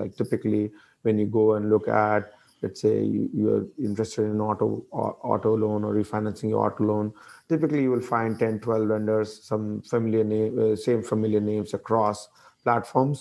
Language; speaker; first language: English; non-native, local second language; Hindi